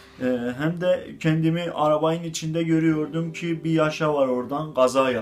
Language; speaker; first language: Turkish; non-native, learner; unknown